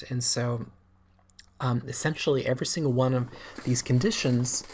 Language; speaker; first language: English; native; English